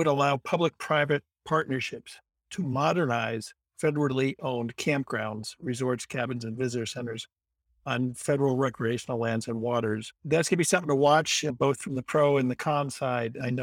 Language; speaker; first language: English; native; English